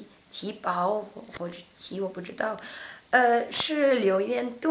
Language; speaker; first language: Chinese; non-native, learner; Dutch